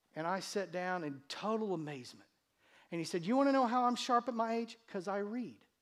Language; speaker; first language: English; native; English